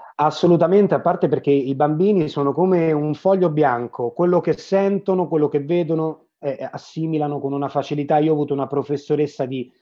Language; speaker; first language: Italian; native; Italian